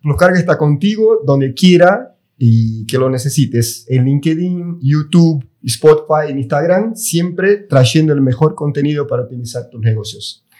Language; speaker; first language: Spanish; non-native, fluent; Portuguese